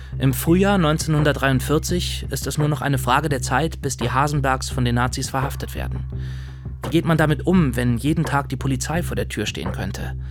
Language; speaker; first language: German; native; German